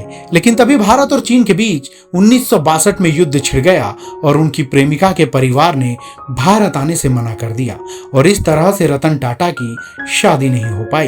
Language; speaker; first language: Hindi; native; Hindi